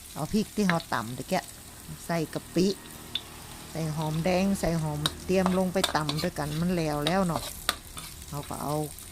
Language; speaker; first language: Thai; native; Thai